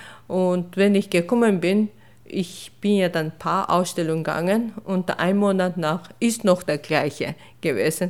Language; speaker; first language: German; non-native, fluent; Japanese